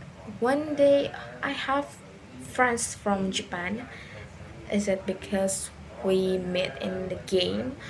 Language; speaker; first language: English; non-native, learner; Indonesian